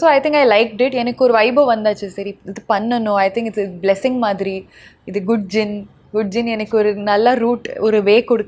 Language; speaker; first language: Tamil; non-native, learner; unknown